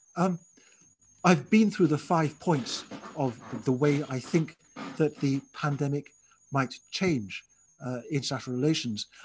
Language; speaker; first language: English; native; English